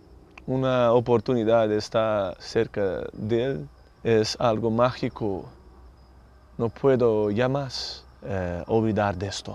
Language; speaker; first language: Spanish; non-native, learner; Portuguese